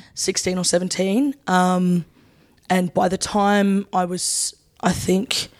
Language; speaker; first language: English; native; English